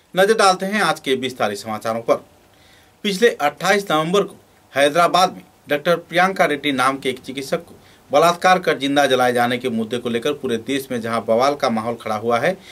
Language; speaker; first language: Hindi; non-native, local second language; Bangla